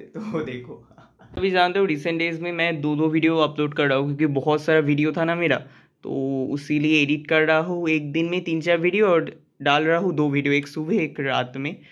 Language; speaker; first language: Hindi; non-native, local second language; Bangla